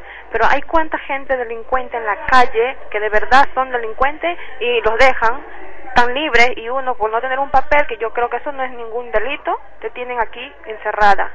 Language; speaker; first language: Spanish; native; Spanish